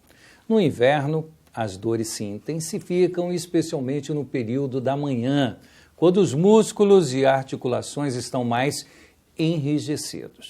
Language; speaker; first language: Portuguese; native; Portuguese